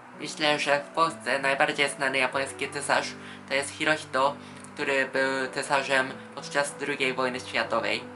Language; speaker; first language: Polish; non-native, fluent; Japanese